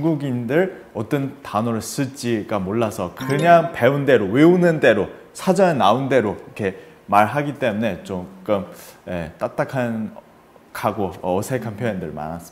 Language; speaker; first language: Korean; non-native, fluent; Chinese